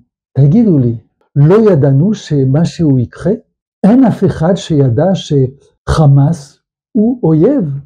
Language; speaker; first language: Hebrew; non-native, fluent; French